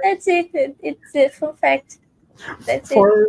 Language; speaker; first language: English; non-native, fluent; Portuguese